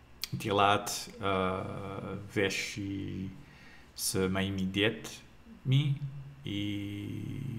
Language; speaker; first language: Russian; non-native, learner; English